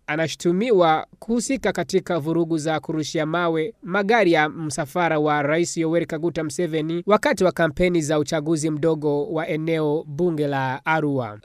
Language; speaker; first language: Swahili; non-native, local second language; Rundi